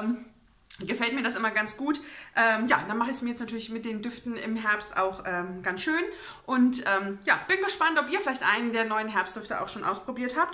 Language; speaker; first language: German; native; German